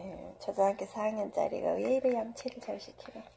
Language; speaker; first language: Korean; native; Korean